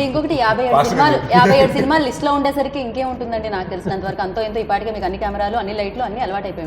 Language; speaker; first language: Telugu; native; Telugu